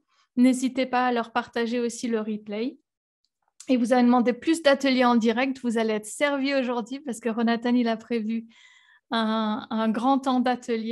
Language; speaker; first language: French; native; French